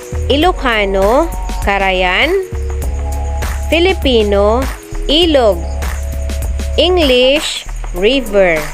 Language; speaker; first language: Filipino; non-native, local second language; Iloko